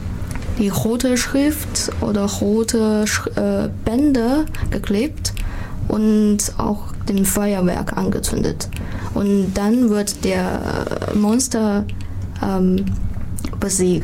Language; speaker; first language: German; non-native, fluent; Chinese